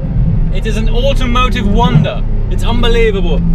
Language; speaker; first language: English; native; English